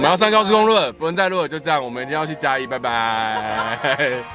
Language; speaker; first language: Chinese; native; Chinese